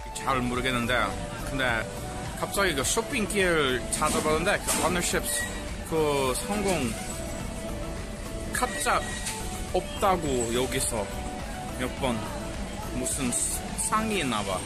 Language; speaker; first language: Korean; non-native, fluent; English